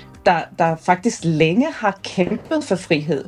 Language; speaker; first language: Danish; early bilingual, other home language; Persian